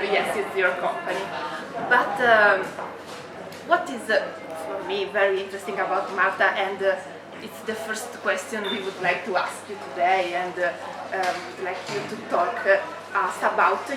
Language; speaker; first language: English; non-native, fluent; Italian